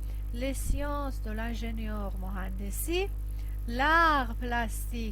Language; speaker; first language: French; non-native, fluent; Persian